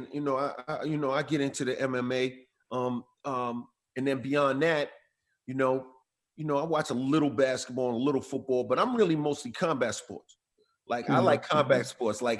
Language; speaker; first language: English; native; English